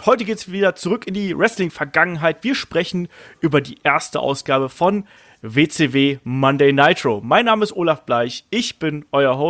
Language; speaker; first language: German; native; German